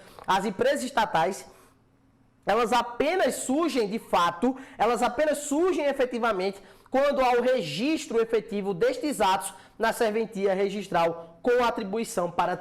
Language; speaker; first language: Portuguese; native; Portuguese